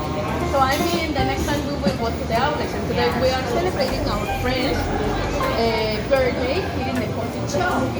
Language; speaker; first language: English; non-native, learner; Spanish